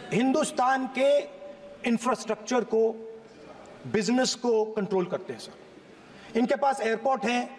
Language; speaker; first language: Hindi; native; Hindi